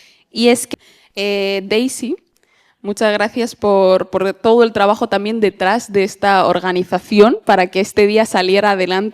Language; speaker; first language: Spanish; native; Spanish